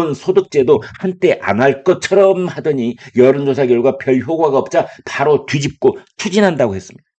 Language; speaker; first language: Korean; native; Korean